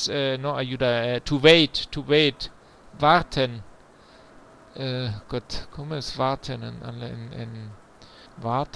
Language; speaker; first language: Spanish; non-native, learner; German